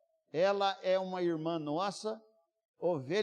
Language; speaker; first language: Portuguese; native; Portuguese